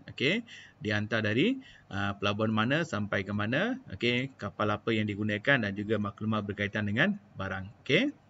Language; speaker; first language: Malay; non-native, local second language; Malayalam